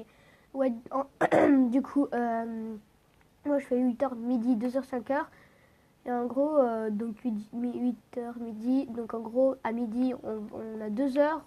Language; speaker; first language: French; native; French